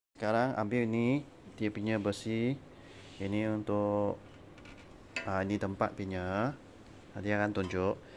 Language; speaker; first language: Malay; non-native, local second language; Chinese